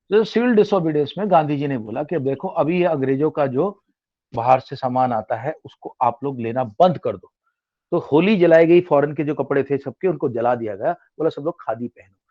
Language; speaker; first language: Hindi; native; Hindi